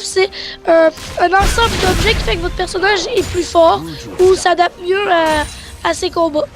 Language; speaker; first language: French; native; French